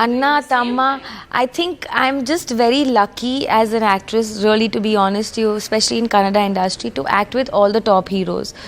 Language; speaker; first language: Kannada; non-native, learner; Punjabi